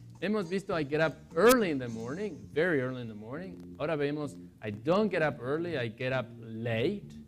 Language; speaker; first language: English; non-native, fluent; Spanish